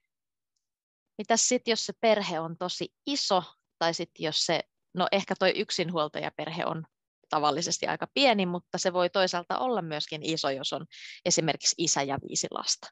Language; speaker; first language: Finnish; native; Finnish